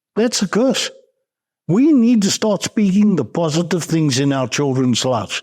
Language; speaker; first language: English; non-native, local second language; Afrikaans